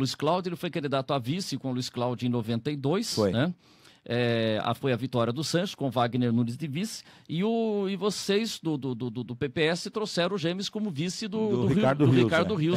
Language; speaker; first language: Portuguese; native; Portuguese